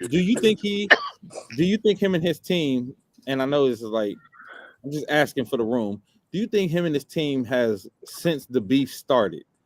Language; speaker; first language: English; native; English